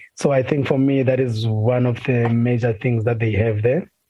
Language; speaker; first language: English; non-native, local second language; Xhosa